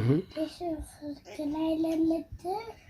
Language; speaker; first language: Dutch; non-native, learner; Tigrinya